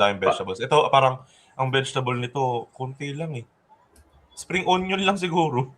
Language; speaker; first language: Filipino; native; Filipino